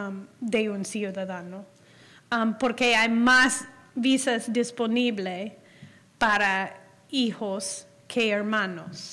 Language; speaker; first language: Spanish; non-native, fluent; English